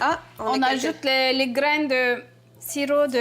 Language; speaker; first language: French; non-native, learner; Turkish